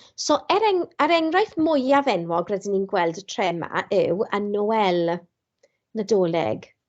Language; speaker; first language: Welsh; non-native, local second language; English